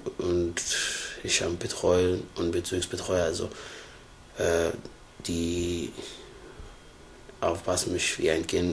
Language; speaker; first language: German; non-native, learner; Somali